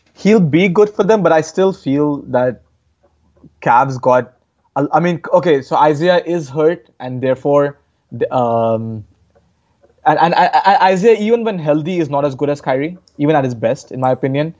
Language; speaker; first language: English; non-native, local second language; Hindi